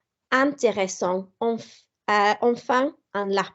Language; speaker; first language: French; non-native, fluent; English